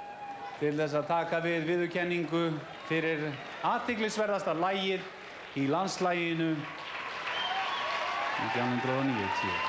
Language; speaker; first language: Icelandic; native; Icelandic